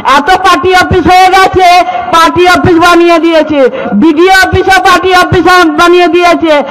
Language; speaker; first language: Bangla; non-native, local second language; Santali